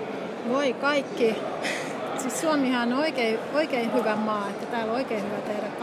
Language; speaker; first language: Finnish; native; Finnish